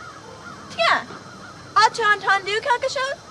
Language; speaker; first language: French; non-native, learner; English